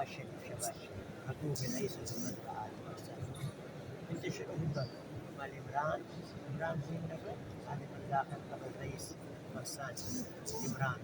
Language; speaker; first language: Arabic; non-native, learner; Urdu